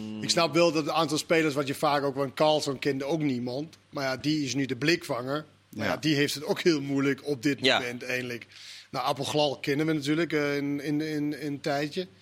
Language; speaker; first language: Dutch; non-native, fluent; Danish